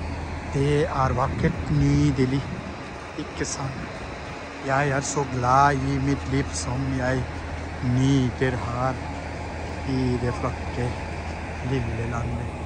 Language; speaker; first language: Norwegian; non-native, fluent; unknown